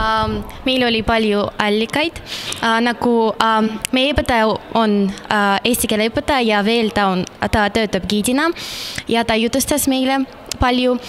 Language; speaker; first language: Estonian; non-native, local second language; Russian